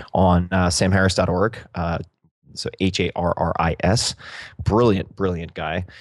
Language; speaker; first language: English; native; English